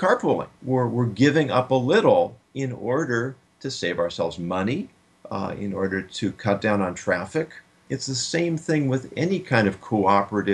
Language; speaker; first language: English; native; English